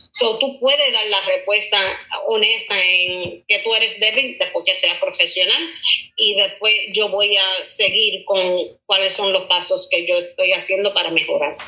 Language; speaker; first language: Spanish; early bilingual, heritage; Spanish